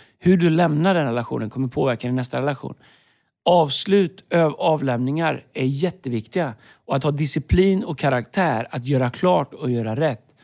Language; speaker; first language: Swedish; native; Swedish